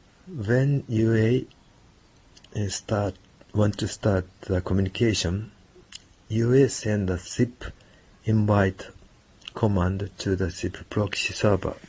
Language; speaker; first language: English; non-native, learner; Japanese